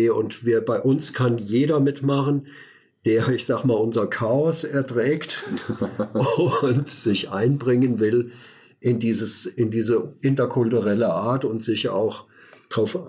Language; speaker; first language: German; native; German